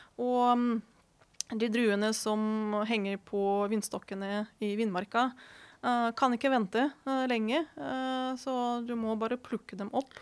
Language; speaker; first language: Norwegian; non-native, fluent; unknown